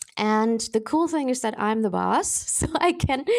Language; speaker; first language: English; non-native, fluent; German